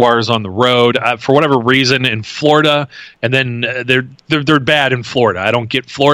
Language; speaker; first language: English; native; English